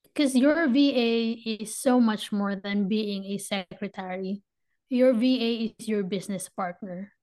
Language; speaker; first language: English; non-native, local second language; Filipino